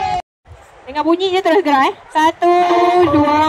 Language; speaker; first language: Malay; native; Malay